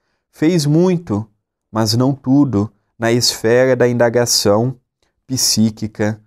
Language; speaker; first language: Portuguese; native; Portuguese